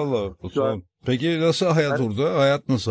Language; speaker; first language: Turkish; native; Turkish